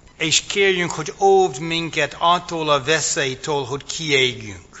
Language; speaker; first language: Hungarian; non-native, fluent; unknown